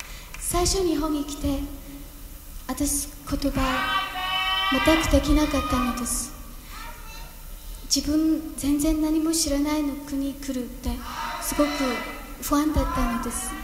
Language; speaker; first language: Japanese; non-native, learner; Cantonese